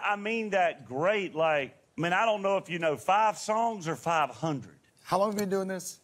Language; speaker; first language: English; native; English